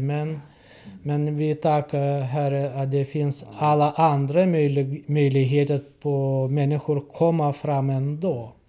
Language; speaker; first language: Swedish; non-native, learner; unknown